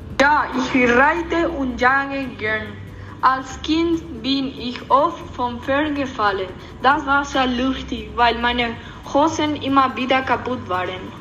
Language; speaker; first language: German; non-native, learner; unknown